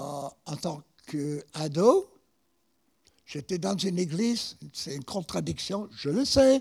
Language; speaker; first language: French; non-native, fluent; English